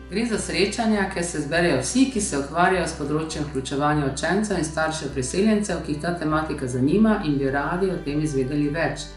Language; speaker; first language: Slovenian; native; Slovenian